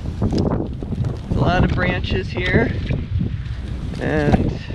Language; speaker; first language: English; native; English